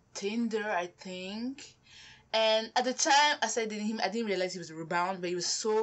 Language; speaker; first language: English; non-native, local second language; French